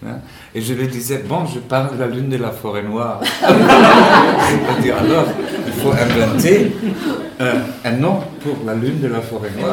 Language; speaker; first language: French; non-native, fluent; Spanish